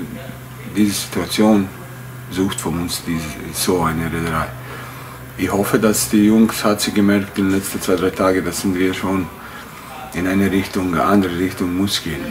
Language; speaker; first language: German; non-native, fluent; Bosnian